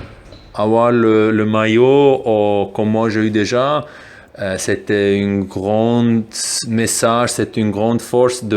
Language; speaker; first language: French; non-native, local second language; German